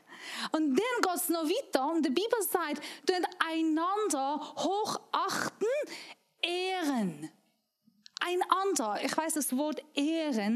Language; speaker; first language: German; non-native, learner; Persian